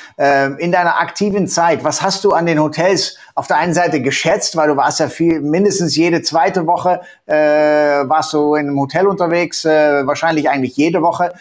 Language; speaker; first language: German; native; German